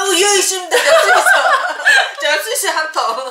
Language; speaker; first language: Korean; native; Korean